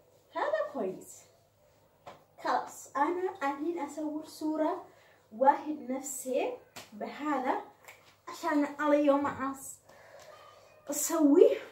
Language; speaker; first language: Arabic; non-native, learner; Oromo